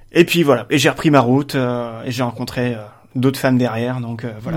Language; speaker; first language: French; native; French